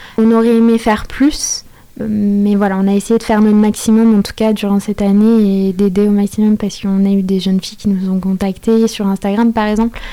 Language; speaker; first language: French; native; French